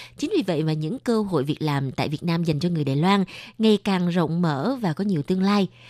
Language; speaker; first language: Vietnamese; native; Vietnamese